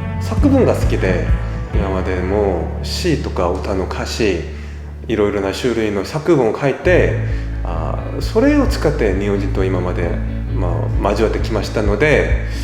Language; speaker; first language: Japanese; non-native, fluent; Korean